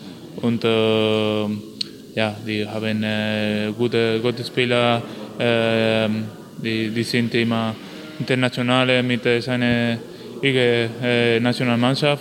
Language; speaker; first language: German; non-native, learner; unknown